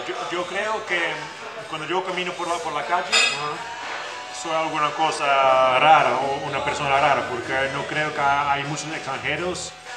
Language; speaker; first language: Spanish; non-native, fluent; Dutch